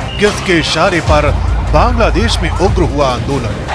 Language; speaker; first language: Hindi; native; Hindi